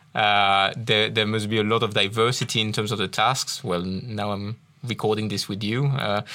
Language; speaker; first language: English; non-native, fluent; French